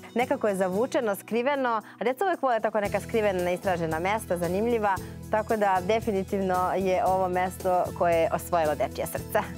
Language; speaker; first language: Serbian; native; Serbian